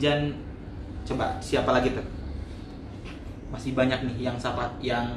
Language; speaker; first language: Indonesian; native; Indonesian